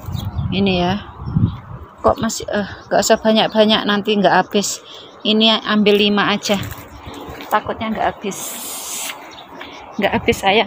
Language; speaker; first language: Indonesian; non-native, local second language; Javanese